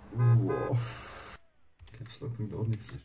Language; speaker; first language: German; native; German